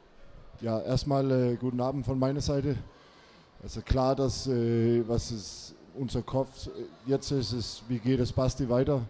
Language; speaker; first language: German; non-native, fluent; Danish